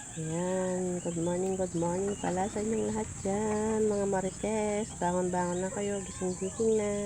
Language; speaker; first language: Filipino; non-native, local second language; Iloko